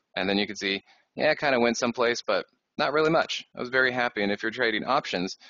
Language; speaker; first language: English; native; English